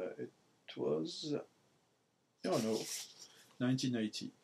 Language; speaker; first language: English; non-native, learner; French